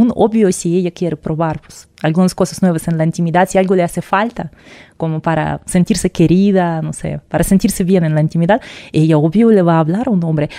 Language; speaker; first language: Spanish; non-native, fluent; Russian